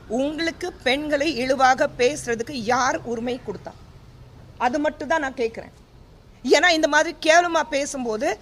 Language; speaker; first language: Tamil; non-native, fluent; Hindi